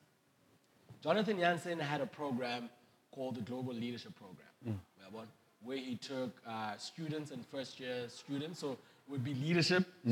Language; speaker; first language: English; non-native, local second language; Southern Sotho